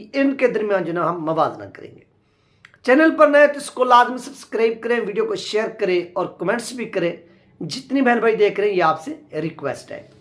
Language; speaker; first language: Urdu; native; Urdu